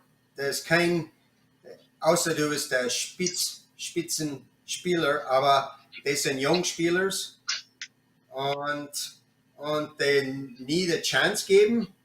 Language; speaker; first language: German; non-native, learner; English